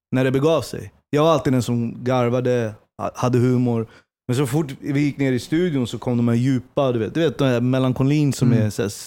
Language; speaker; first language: Swedish; early bilingual, other home language; Persian